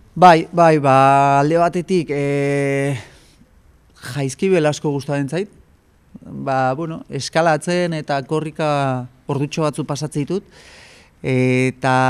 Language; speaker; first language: Basque; native; Basque